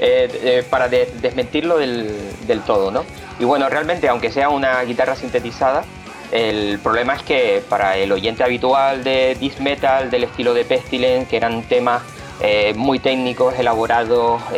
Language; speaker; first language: Spanish; native; Spanish